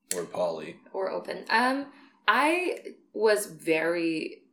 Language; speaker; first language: English; non-native, fluent; Chinese